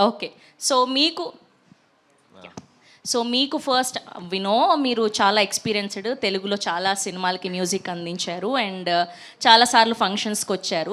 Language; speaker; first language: Telugu; native; Telugu